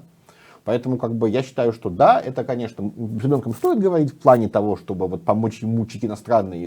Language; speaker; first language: Russian; native; Russian